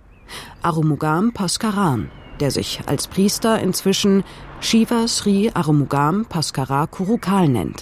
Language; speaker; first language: German; native; German